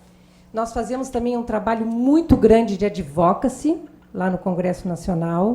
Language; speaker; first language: Portuguese; native; Portuguese